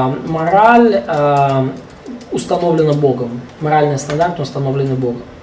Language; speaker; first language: Russian; native; Russian